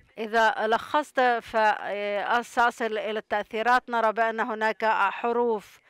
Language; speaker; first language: Arabic; non-native, local second language; Hebrew